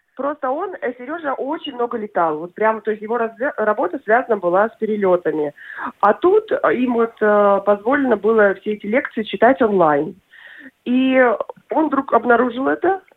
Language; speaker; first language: Russian; native; Russian